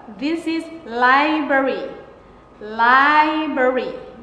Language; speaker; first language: English; non-native, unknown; Indonesian